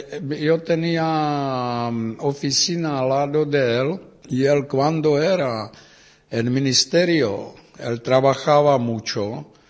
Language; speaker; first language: Spanish; non-native, learner; Czech